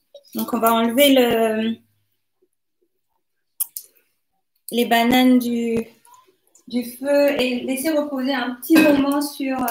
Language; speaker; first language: French; non-native, local second language; Lingala